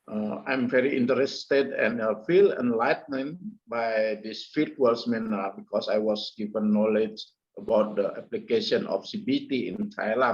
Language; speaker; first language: English; non-native, fluent; Indonesian